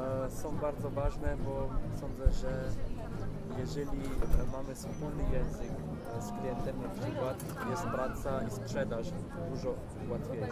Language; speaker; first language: Polish; non-native, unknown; Italian